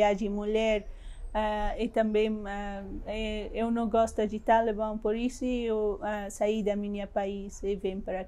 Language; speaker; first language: Portuguese; non-native, learner; Persian